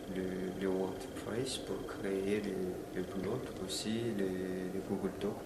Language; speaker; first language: French; non-native, local second language; Malagasy